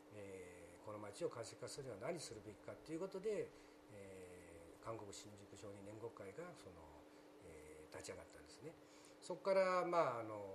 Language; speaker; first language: Japanese; non-native, fluent; Korean